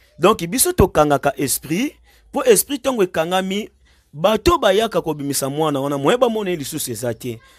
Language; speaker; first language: Lingala; non-native, local second language; Kongo